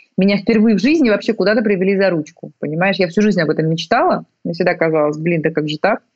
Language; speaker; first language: Russian; native; Russian